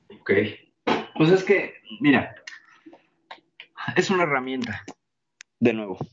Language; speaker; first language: Spanish; native; Spanish